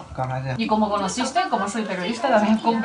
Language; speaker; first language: Spanish; non-native, learner; Chinese